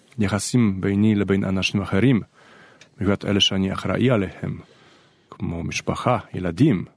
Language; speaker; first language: Hebrew; non-native, fluent; Polish